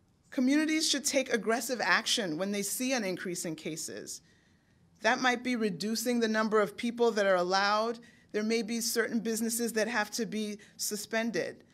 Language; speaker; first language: English; native; English